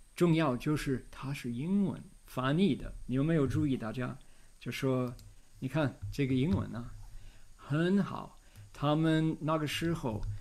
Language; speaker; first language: Chinese; non-native, fluent; English